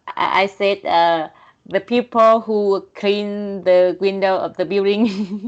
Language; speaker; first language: English; non-native, learner; Vietnamese